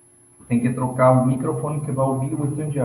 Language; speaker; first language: Portuguese; native; Portuguese